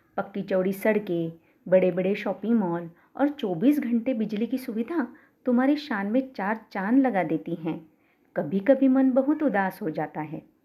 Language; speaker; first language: Hindi; non-native, local second language; Marathi